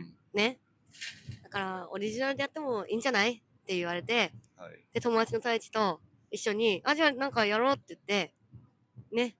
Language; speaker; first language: Japanese; native; Japanese